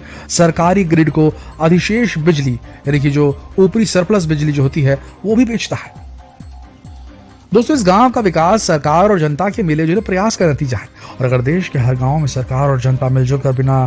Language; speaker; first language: Hindi; native; Hindi